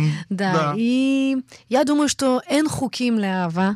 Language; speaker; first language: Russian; early bilingual, heritage; Russian